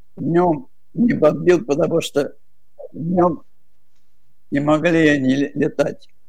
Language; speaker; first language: Russian; native; Russian